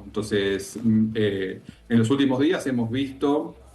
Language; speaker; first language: Spanish; native; Spanish